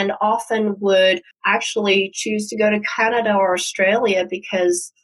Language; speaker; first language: English; non-native, local second language; Cantonese